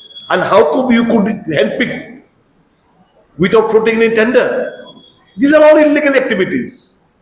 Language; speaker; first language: English; non-native, local second language; Bangla